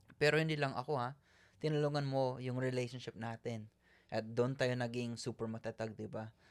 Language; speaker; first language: Filipino; native; Filipino